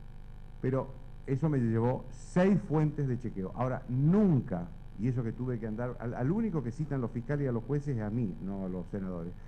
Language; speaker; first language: Spanish; native; Spanish